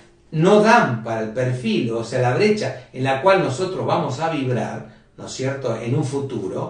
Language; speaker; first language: Spanish; native; Spanish